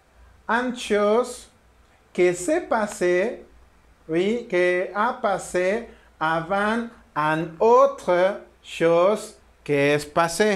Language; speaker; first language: French; non-native, learner; Spanish